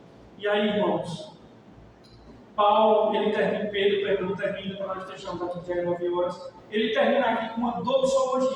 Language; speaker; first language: Portuguese; native; Portuguese